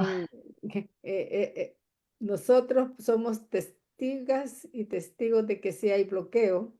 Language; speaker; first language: Spanish; native; Spanish